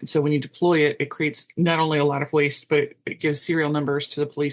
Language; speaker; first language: English; native; English